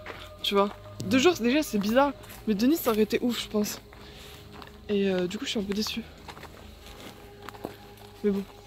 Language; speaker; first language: French; native; French